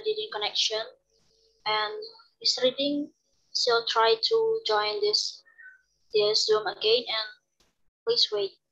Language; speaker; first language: English; non-native, learner; Indonesian